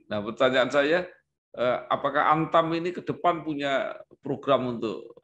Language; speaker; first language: Indonesian; native; Indonesian